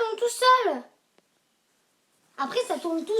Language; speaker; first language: French; native; French